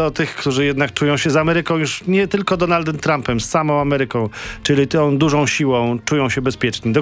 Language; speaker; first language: Polish; native; Polish